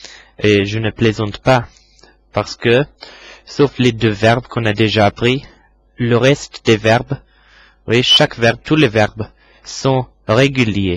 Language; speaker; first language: French; non-native, fluent; English